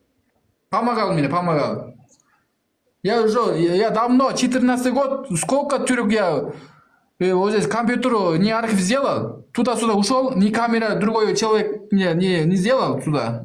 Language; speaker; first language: Russian; non-native, learner; Kyrgyz